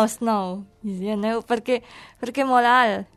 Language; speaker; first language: Catalan; non-native, learner; Indonesian